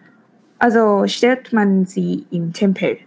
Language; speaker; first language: German; non-native, fluent; Thai